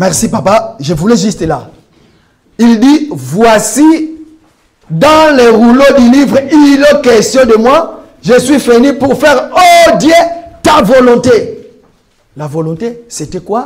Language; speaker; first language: French; non-native, local second language; Lingala